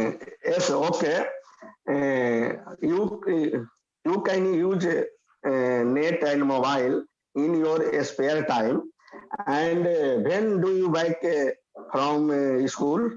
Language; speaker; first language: English; non-native, learner; Hindi